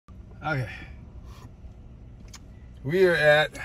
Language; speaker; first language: English; native; English